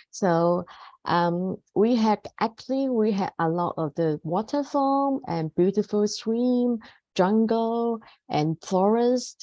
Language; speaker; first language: English; non-native, fluent; Cantonese